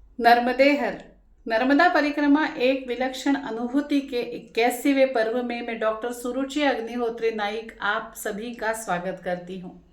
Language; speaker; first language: Hindi; non-native, local second language; Marathi